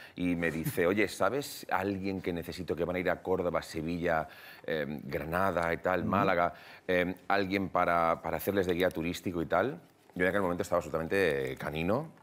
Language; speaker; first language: Spanish; native; Spanish